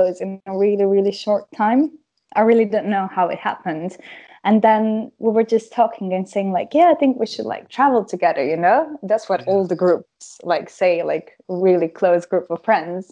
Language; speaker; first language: English; non-native, fluent; Croatian